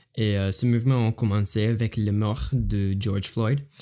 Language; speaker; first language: French; non-native, learner; English